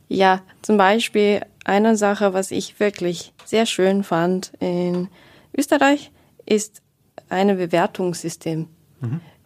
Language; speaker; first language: German; non-native, learner; Japanese